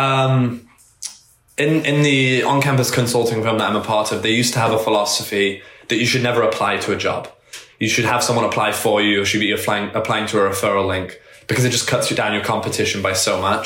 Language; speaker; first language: English; native; English